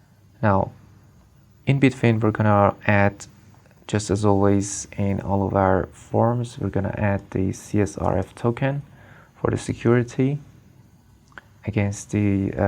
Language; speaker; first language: English; non-native, fluent; Persian